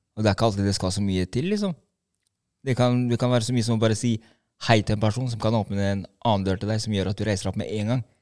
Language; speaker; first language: Norwegian; early bilingual, other home language; Albanian